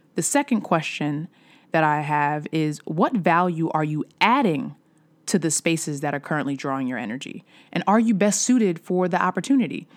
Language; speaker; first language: English; native; English